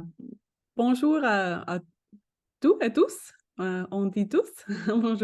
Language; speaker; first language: French; non-native, fluent; German